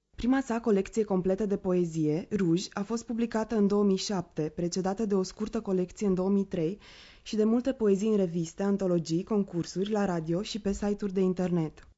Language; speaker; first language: Romanian; native; Romanian